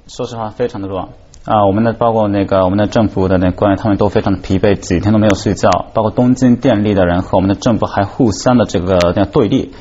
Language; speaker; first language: Chinese; non-native, fluent; Japanese